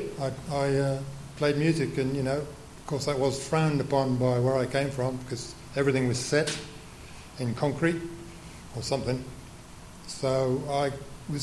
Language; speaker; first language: English; native; English